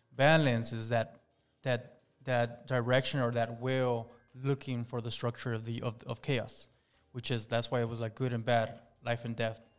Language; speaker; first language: English; early bilingual, other home language; Spanish